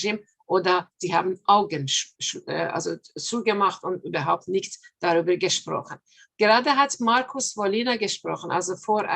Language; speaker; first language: German; non-native, fluent; Persian